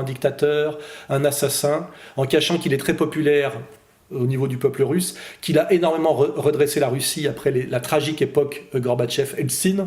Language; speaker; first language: French; native; French